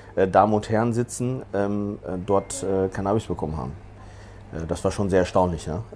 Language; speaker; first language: German; early bilingual, other home language; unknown